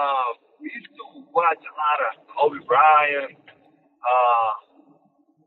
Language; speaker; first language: English; non-native, fluent; Spanish